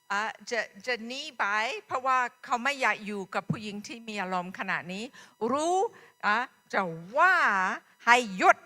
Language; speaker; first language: Thai; non-native, fluent; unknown